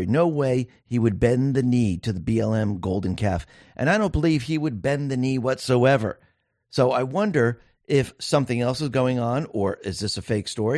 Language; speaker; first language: English; native; English